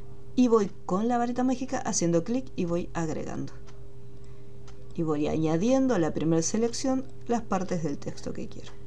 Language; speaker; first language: Spanish; native; Spanish